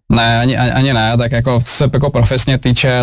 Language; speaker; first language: Czech; native; Czech